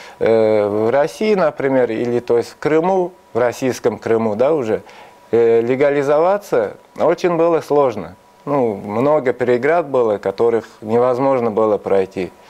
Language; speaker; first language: Russian; non-native, local second language; Tajik